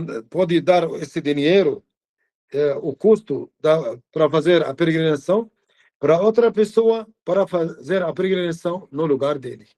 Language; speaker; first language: Portuguese; non-native, fluent; Arabic